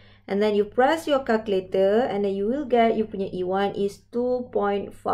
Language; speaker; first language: English; non-native, local second language; Malay